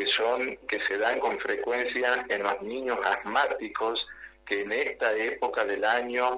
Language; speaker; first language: Spanish; native; Spanish